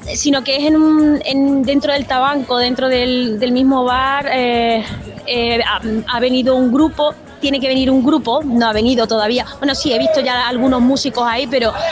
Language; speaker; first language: Spanish; native; Spanish